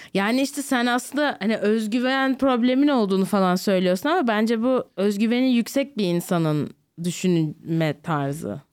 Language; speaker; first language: Turkish; early bilingual, heritage; Turkish